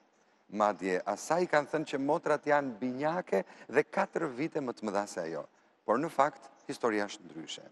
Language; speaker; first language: Albanian; native; Albanian